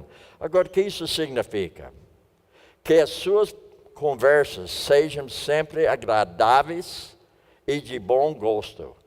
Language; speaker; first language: Portuguese; non-native, fluent; English